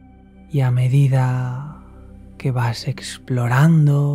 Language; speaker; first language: Spanish; native; Spanish